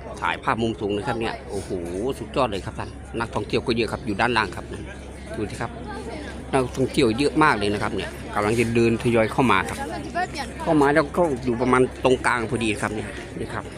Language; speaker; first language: Thai; native; Thai